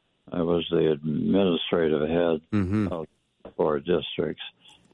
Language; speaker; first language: English; native; English